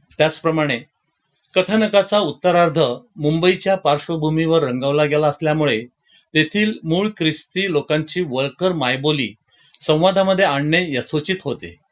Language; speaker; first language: Marathi; native; Marathi